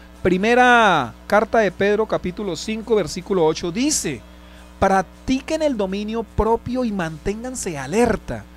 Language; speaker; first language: Spanish; native; Spanish